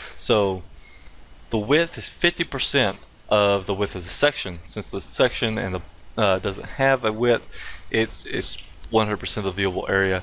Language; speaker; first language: English; native; English